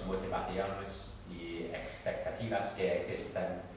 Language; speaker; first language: Spanish; non-native, fluent; English